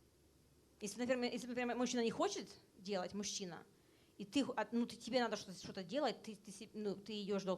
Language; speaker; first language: Russian; early bilingual, heritage; Russian